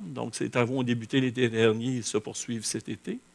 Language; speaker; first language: French; native; French